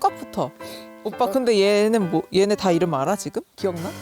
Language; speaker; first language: Korean; native; Korean